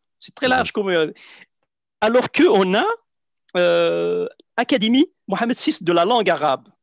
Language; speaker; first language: French; non-native, local second language; Central Atlas Tamazight